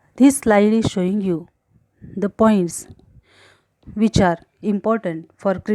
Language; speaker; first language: English; non-native, local second language; Marathi